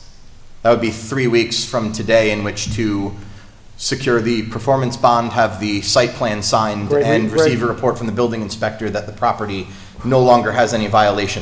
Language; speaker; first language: English; native; English